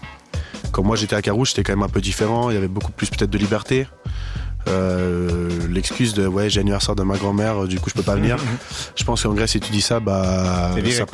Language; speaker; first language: French; native; French